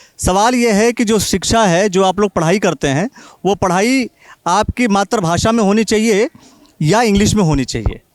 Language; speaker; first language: Hindi; native; Hindi